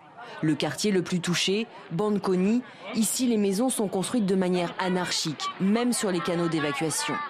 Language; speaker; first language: French; native; French